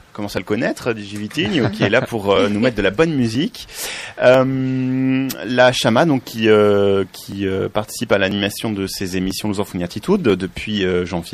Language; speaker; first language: French; native; French